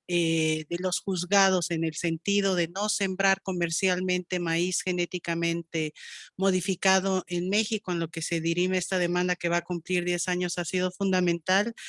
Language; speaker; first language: Spanish; native; Spanish